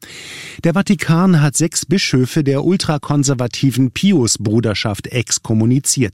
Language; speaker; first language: German; native; German